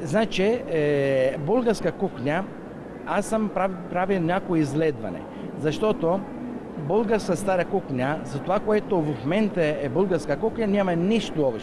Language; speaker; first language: Bulgarian; non-native, fluent; Italian